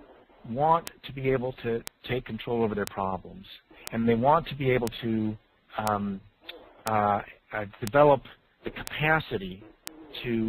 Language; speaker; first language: English; native; English